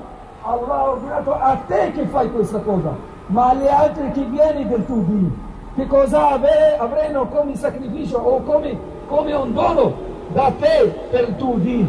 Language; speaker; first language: Italian; non-native, fluent; Arabic